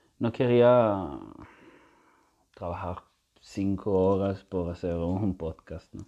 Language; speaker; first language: Spanish; non-native, fluent; Italian